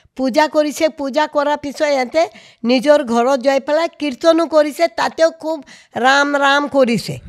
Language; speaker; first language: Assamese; non-native, local second language; Hindi